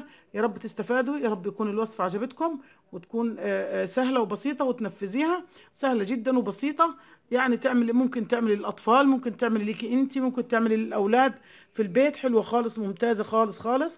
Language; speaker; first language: Arabic; native; Arabic